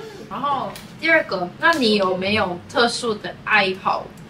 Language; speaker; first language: Chinese; non-native, fluent; Korean